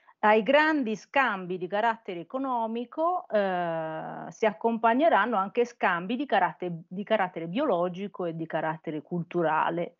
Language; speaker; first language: Italian; native; Italian